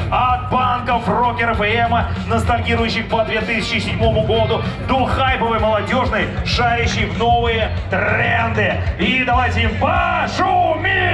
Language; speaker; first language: Russian; native; Russian